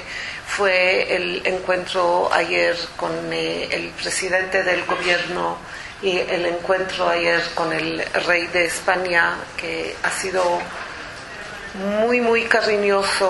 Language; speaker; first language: Spanish; non-native, fluent; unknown